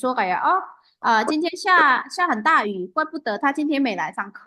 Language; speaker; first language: Chinese; non-native, fluent; Indonesian